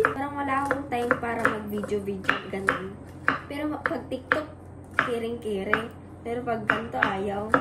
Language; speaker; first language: Filipino; non-native, local second language; Iloko